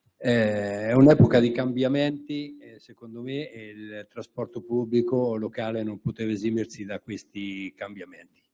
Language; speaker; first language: Italian; native; Italian